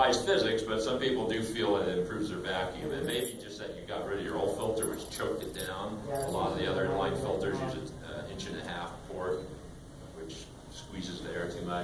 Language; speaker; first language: English; native; English